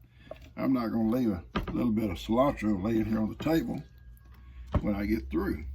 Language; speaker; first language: English; native; English